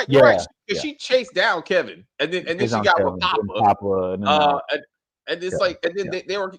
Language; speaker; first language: English; native; English